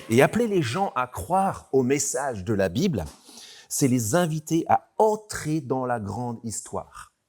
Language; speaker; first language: French; native; French